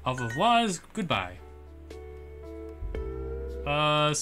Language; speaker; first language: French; non-native, learner; English